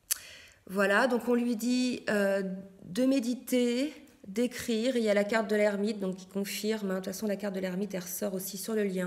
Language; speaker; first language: French; native; French